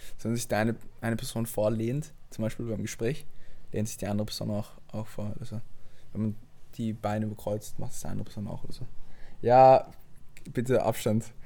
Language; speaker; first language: German; native; German